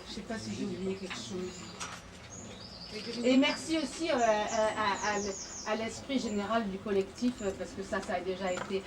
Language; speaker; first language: French; native; French